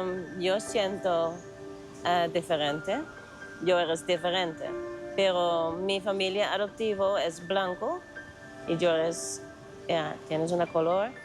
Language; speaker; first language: Spanish; non-native, learner; Dutch